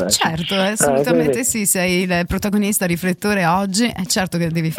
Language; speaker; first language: Italian; native; Italian